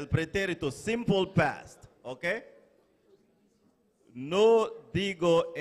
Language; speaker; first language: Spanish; non-native, fluent; English